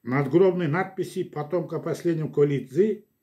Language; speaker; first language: Russian; non-native, local second language; Kazakh